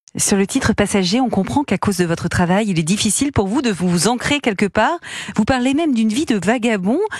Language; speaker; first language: French; native; French